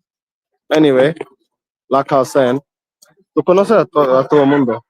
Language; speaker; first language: Spanish; non-native, learner; English